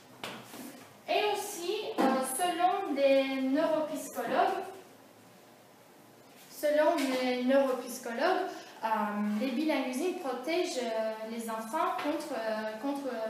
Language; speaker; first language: French; non-native, fluent; Turkish